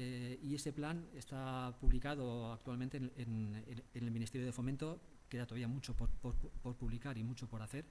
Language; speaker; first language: Spanish; native; Spanish